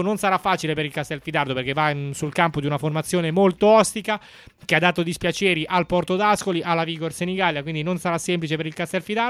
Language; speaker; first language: Italian; native; Italian